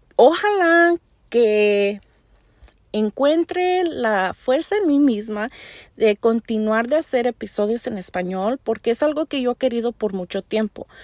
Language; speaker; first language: Spanish; early bilingual, heritage; Spanish